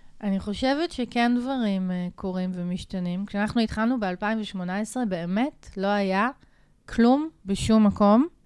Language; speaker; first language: Hebrew; native; Hebrew